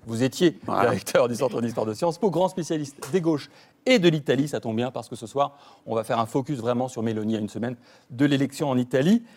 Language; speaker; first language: French; native; French